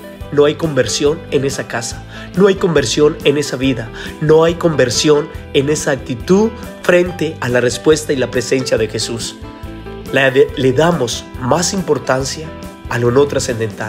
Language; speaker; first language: Spanish; native; Spanish